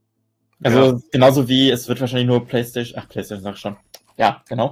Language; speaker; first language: German; native; German